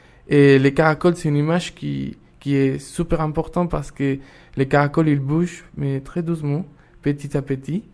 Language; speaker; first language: French; non-native, fluent; Spanish